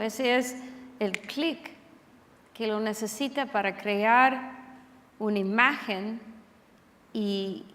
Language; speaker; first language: Spanish; non-native, fluent; English